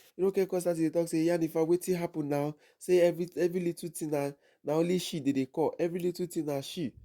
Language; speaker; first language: Nigerian Pidgin; non-native, local second language; Yoruba